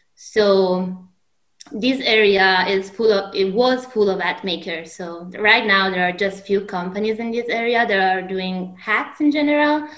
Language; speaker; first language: English; non-native, fluent; Italian